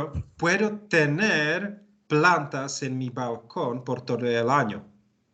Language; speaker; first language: Spanish; non-native, learner; Czech